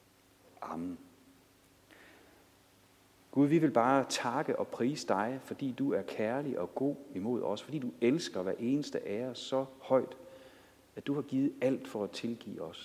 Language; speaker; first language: Danish; native; Danish